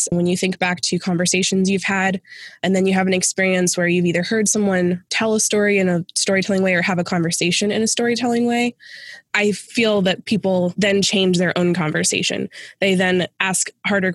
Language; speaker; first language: English; native; English